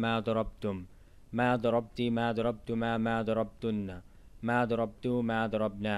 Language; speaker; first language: Arabic; non-native, fluent; English